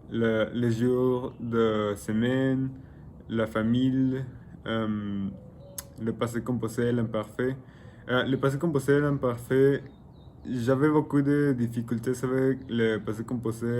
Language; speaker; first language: French; non-native, learner; Spanish